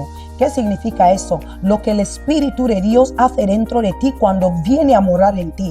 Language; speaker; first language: Spanish; non-native, local second language; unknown